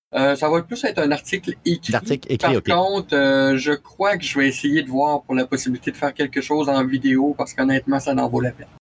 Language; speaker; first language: French; native; French